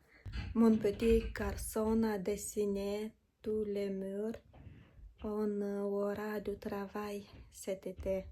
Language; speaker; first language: French; non-native, learner; Romanian